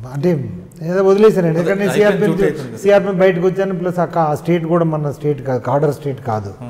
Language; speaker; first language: Telugu; native; Telugu